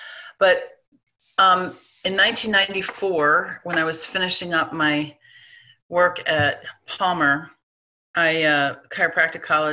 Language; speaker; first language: English; native; English